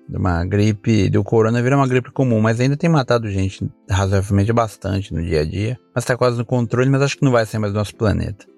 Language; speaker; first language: Portuguese; native; Portuguese